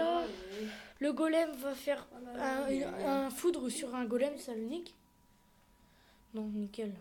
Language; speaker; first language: French; native; French